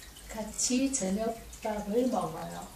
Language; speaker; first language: Korean; non-native, learner; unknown